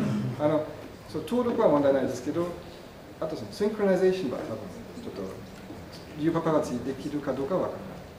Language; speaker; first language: Japanese; non-native, fluent; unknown